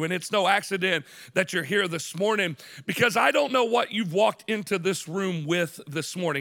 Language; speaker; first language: English; native; English